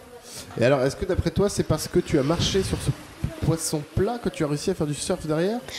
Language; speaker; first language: French; native; French